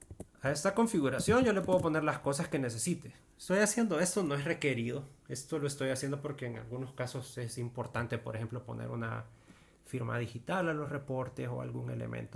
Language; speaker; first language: Spanish; native; Spanish